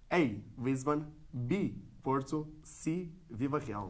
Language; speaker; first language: English; non-native, fluent; Portuguese